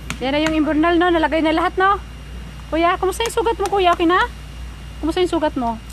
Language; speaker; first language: Filipino; non-native, local second language; Bikol